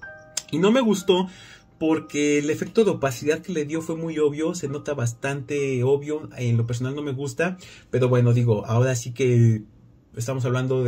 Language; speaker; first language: Spanish; native; Spanish